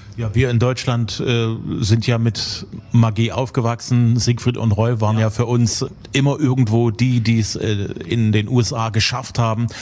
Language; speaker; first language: German; native; German